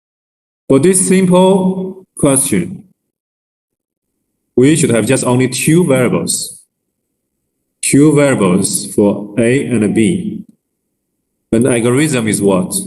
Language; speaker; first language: English; non-native, learner; Chinese